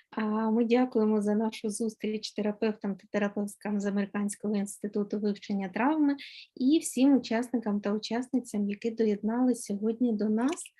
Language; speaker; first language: Ukrainian; native; Ukrainian